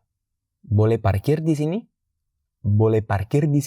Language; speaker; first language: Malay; non-native, fluent; French